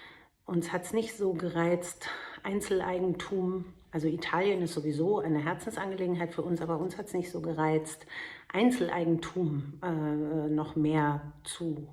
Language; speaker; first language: German; native; German